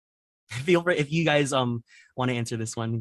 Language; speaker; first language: English; native; English